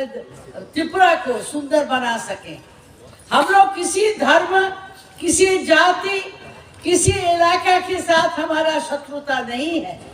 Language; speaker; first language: Hindi; non-native, local second language; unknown